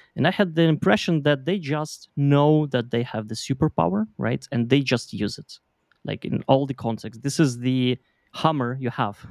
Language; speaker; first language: English; non-native, fluent; Belarusian